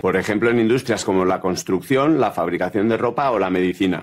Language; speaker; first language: Spanish; native; Spanish